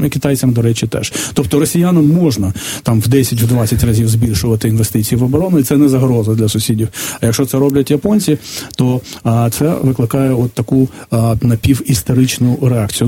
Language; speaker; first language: Ukrainian; native; Ukrainian